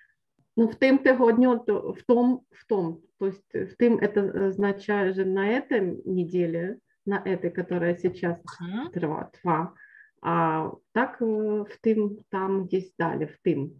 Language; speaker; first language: Polish; non-native, learner; Ukrainian